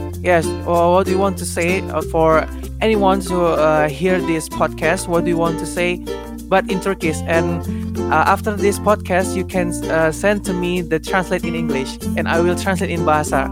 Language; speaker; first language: English; non-native, learner; Indonesian